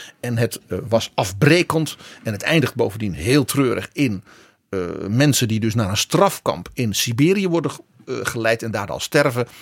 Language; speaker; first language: Dutch; native; Dutch